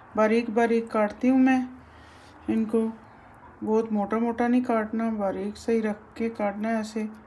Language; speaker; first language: Hindi; native; Hindi